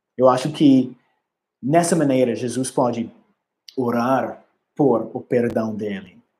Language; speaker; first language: Portuguese; non-native, learner; English